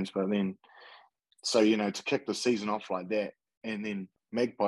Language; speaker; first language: English; native; English